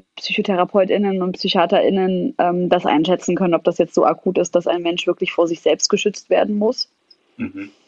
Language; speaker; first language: German; non-native, fluent; Arabic